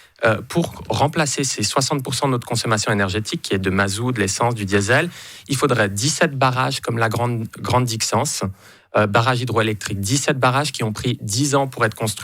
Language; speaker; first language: French; native; French